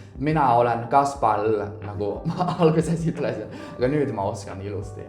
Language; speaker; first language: Estonian; non-native, fluent; Chinese